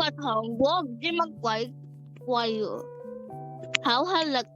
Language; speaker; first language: Chinese; early bilingual, heritage; Cantonese